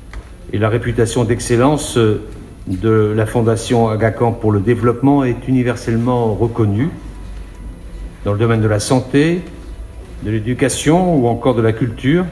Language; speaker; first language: French; native; French